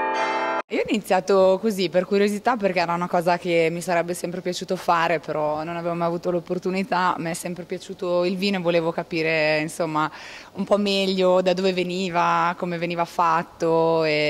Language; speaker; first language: Italian; native; Italian